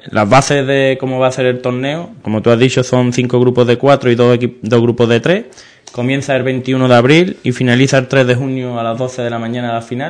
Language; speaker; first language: Spanish; native; Spanish